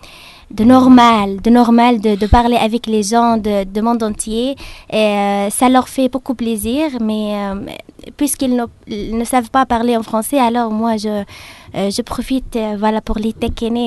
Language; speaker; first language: French; non-native, fluent; Arabic